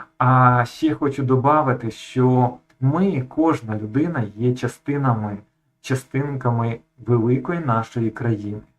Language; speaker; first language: Ukrainian; native; Ukrainian